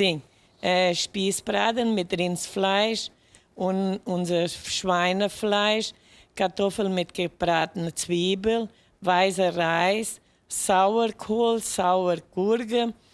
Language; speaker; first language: German; early bilingual, heritage; German